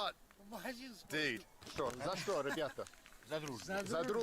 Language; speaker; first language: Russian; non-native, learner; English